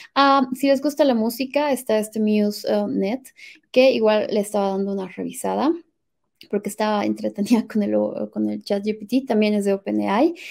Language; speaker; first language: Spanish; native; Spanish